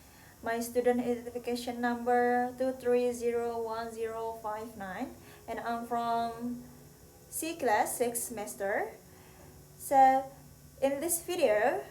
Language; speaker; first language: English; non-native, learner; Indonesian